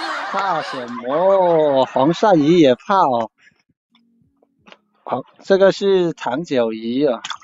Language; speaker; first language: Chinese; native; Chinese